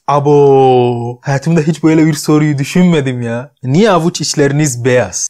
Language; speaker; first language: Turkish; non-native, fluent; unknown